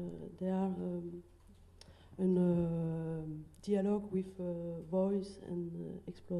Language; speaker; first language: English; non-native, learner; French